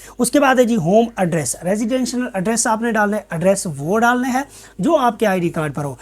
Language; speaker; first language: Urdu; non-native, local second language; Punjabi